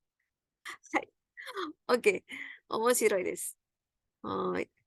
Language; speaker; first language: Japanese; non-native, fluent; Indonesian